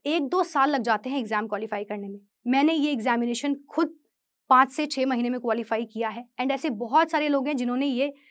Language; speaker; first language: Hindi; native; Hindi